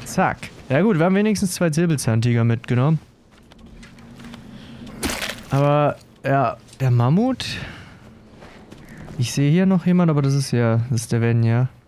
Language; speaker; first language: German; native; German